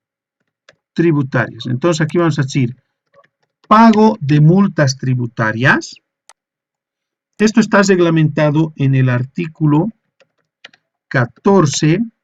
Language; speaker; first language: Spanish; native; Spanish